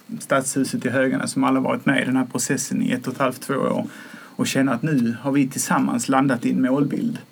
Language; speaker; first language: Swedish; native; Swedish